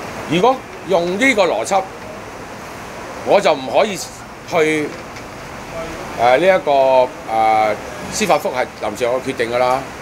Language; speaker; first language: Cantonese; native; Cantonese